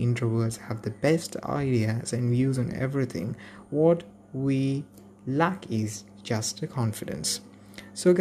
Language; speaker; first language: English; non-native, local second language; Malayalam